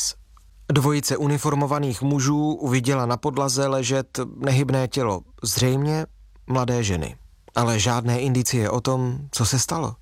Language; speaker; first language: Czech; native; Czech